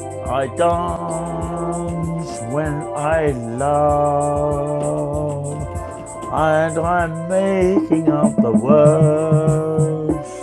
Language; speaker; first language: English; native; English